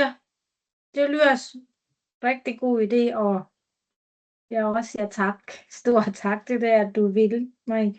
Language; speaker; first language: Danish; non-native, learner; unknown